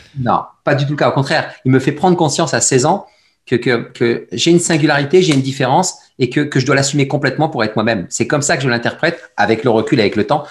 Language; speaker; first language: French; early bilingual, other home language; Arabic